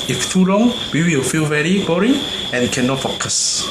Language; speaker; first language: English; non-native, learner; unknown